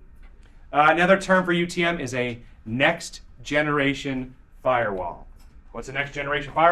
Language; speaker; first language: English; native; English